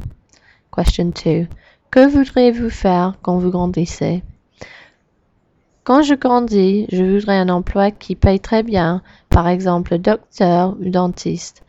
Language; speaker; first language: French; non-native, learner; English